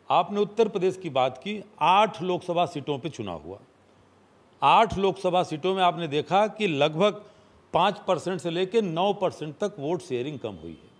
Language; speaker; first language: Hindi; native; Hindi